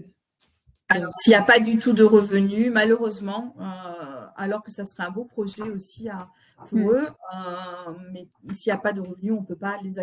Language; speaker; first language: French; native; French